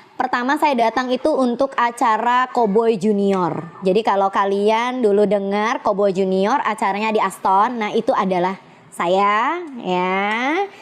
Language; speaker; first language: Indonesian; native; Indonesian